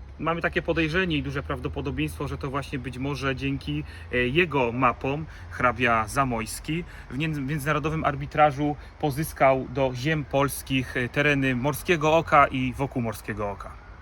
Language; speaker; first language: Polish; native; Polish